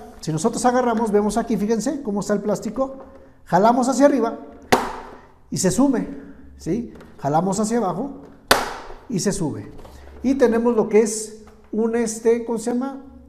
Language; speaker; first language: Spanish; native; Spanish